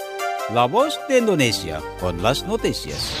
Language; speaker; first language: Spanish; non-native, fluent; Indonesian